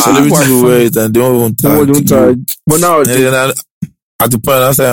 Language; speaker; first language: English; non-native, local second language; Yoruba